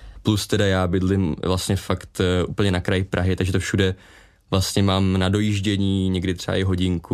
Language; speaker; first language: Czech; native; Czech